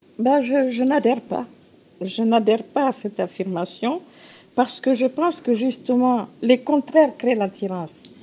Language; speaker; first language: French; non-native, local second language; Susu